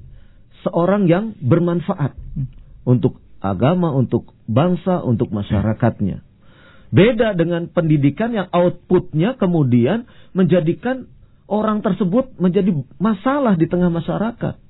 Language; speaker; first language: Indonesian; native; Indonesian